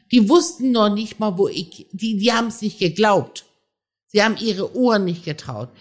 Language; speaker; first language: German; early bilingual, other home language; Persian